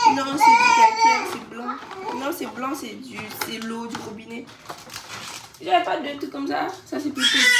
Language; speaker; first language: French; native; French